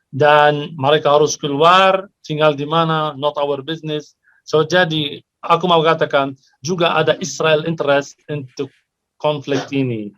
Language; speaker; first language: Indonesian; non-native, fluent; Arabic